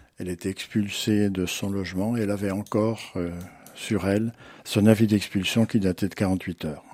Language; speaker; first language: French; native; French